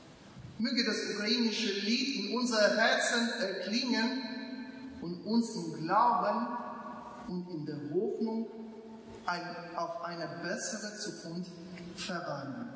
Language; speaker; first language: German; non-native, fluent; Ukrainian